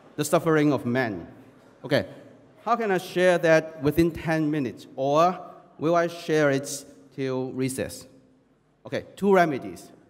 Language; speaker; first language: English; non-native, local second language; Chinese